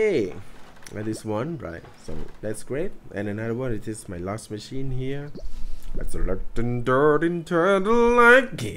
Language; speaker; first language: English; non-native, learner; Khmer